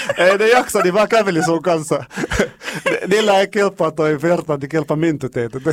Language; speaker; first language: Finnish; non-native, fluent; Arabic